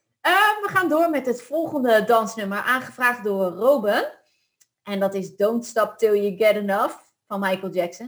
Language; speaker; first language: Dutch; native; Dutch